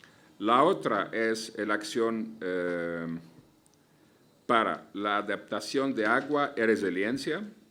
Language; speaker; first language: Spanish; non-native, fluent; Arabic